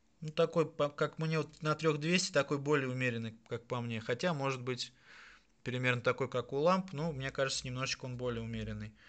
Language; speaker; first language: Russian; native; Russian